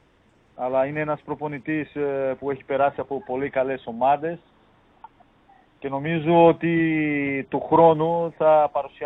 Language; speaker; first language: Greek; non-native, fluent; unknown